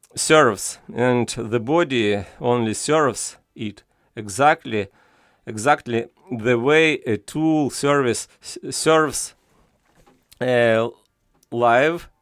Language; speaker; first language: English; non-native, fluent; Ukrainian